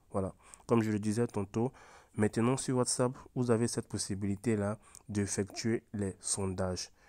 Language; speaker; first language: French; native; French